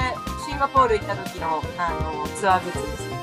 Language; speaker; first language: Japanese; native; Japanese